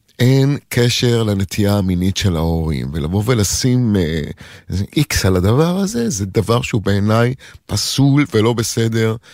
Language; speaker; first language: Hebrew; native; Hebrew